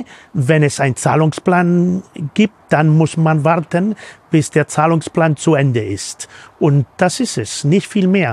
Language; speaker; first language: German; non-native, fluent; Spanish